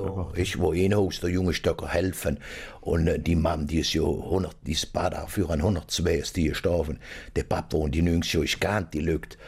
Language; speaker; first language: German; native; German